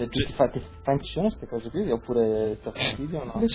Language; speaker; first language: Italian; native; Italian